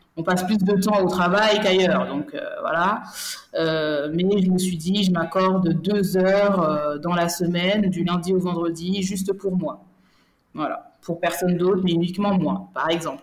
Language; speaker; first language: French; native; French